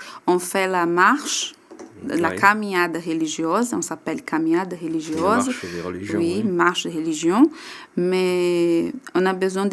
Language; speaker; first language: French; non-native, learner; Portuguese